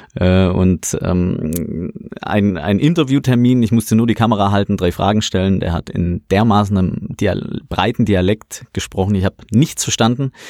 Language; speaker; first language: German; native; German